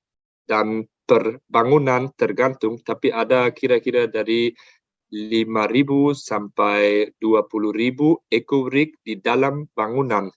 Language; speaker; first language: Indonesian; non-native, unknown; German